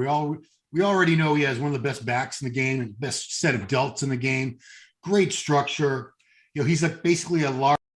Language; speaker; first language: English; native; English